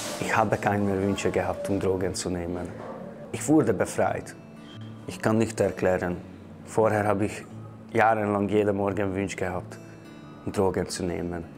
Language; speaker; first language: German; non-native, fluent; Hungarian